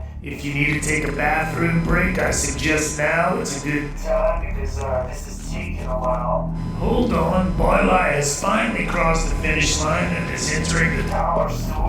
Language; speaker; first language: English; native; English